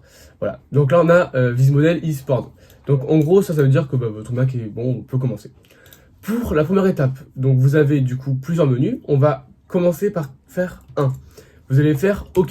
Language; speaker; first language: French; native; French